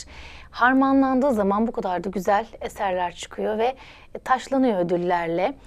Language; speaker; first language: Turkish; native; Turkish